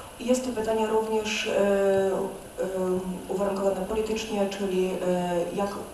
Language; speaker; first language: Polish; non-native, fluent; Russian